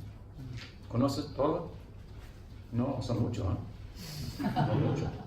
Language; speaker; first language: Spanish; non-native, learner; English